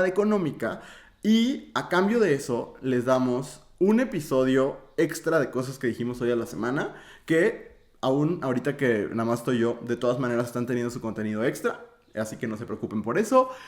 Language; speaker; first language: Spanish; native; Spanish